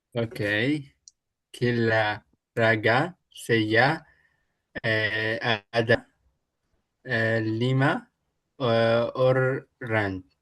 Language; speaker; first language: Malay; non-native, learner; Arabic